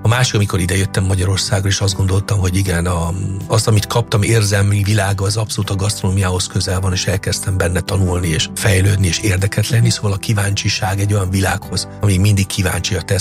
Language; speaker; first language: Hungarian; non-native, fluent; Italian